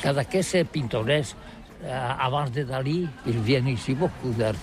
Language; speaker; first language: French; non-native, learner; Catalan